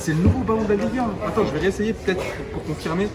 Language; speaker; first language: French; native; French